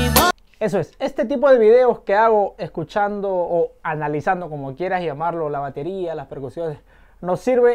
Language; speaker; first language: Spanish; native; Spanish